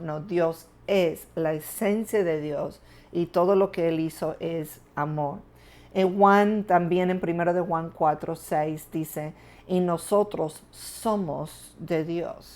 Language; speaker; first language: Spanish; non-native, fluent; English